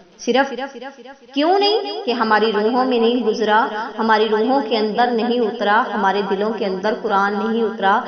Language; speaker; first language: Urdu; non-native, local second language; Punjabi